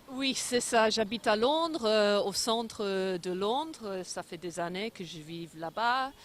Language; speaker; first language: French; non-native, fluent; English